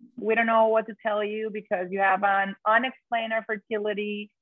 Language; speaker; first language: English; non-native, fluent; Spanish